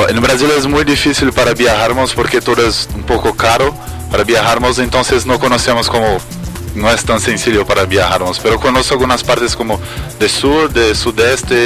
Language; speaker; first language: Spanish; non-native, learner; Portuguese